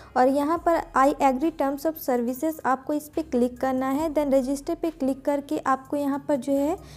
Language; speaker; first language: Hindi; native; Hindi